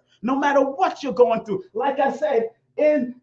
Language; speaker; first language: English; native; English